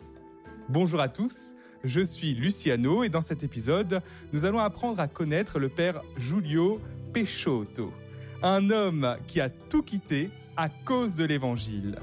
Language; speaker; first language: French; native; French